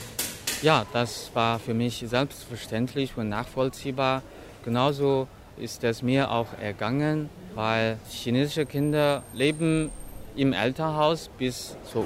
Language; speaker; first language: German; non-native, fluent; Chinese